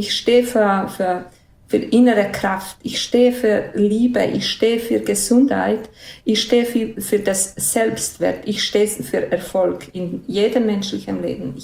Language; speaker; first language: German; non-native, fluent; Bosnian